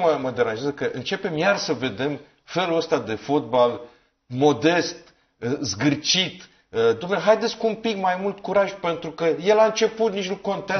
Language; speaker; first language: Romanian; native; Romanian